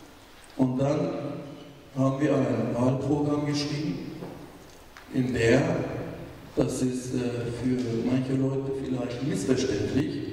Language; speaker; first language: German; non-native, fluent; Turkish